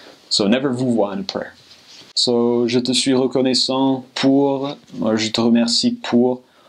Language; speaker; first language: French; non-native, fluent; English